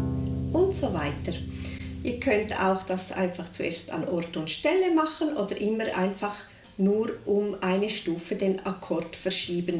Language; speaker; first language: German; native; German